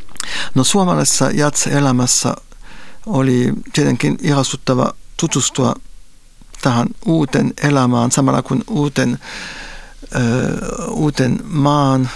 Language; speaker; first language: Finnish; non-native, fluent; Spanish